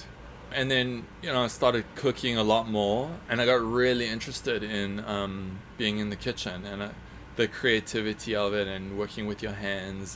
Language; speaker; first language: English; native; English